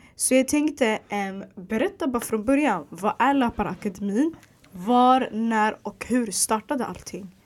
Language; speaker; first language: Swedish; early bilingual, other home language; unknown